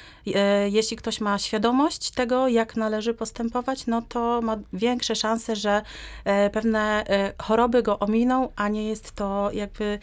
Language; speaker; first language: Polish; native; Polish